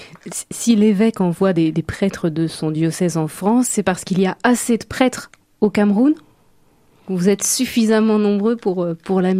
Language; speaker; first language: French; native; French